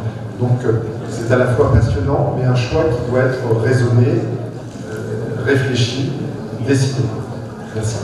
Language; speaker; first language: French; native; French